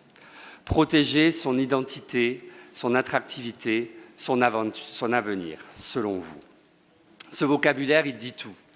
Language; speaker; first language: French; native; French